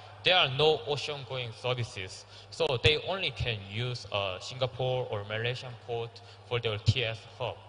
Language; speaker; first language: English; non-native, learner; Korean